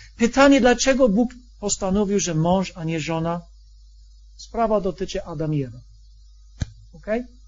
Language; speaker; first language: Polish; non-native, fluent; English